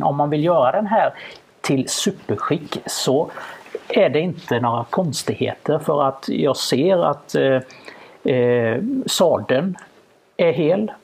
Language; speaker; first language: Swedish; native; Swedish